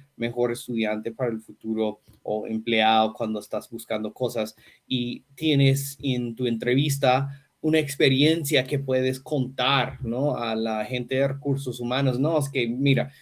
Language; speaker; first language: Spanish; non-native, fluent; English